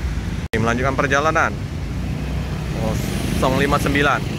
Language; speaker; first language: Indonesian; native; Indonesian